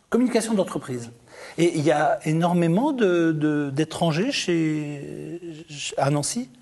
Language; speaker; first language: French; native; French